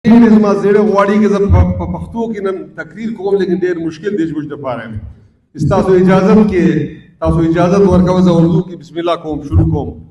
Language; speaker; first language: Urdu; non-native, local second language; Baluchi